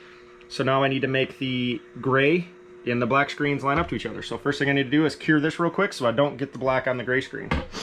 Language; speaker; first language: English; native; English